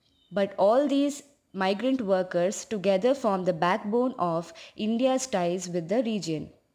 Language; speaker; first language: English; non-native, local second language; Tamil